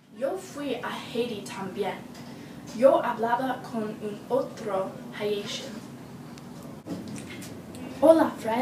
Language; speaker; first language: Spanish; non-native, learner; English